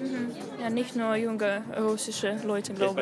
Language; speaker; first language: German; non-native, learner; Russian